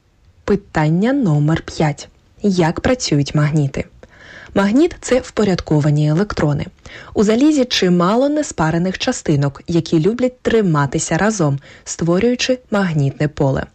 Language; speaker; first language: Ukrainian; native; Ukrainian